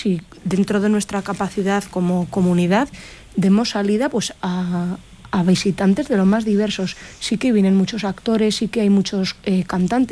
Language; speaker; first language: Spanish; native; Spanish